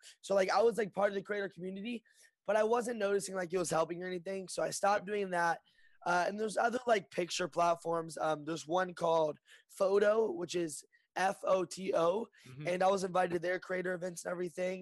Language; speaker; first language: English; native; English